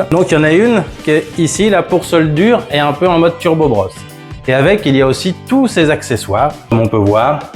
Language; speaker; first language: French; native; French